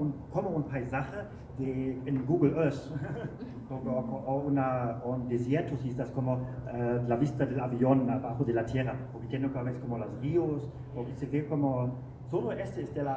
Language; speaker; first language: Spanish; non-native, learner; German